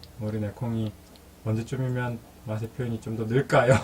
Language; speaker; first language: Korean; native; Korean